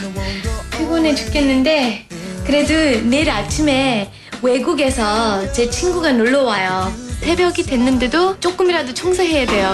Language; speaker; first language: Korean; early bilingual, heritage; Korean